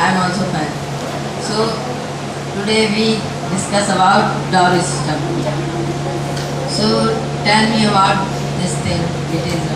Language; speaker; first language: English; non-native, learner; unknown